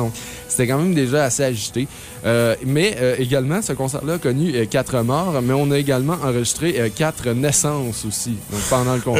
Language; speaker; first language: French; native; French